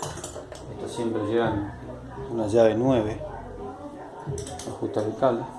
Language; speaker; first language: Spanish; native; Spanish